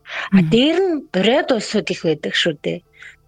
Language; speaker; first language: Mongolian; native; Mongolian